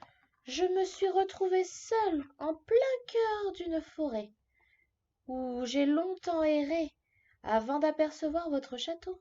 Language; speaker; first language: French; native; French